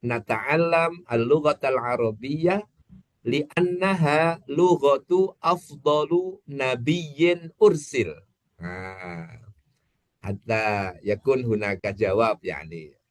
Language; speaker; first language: Arabic; non-native, fluent; Indonesian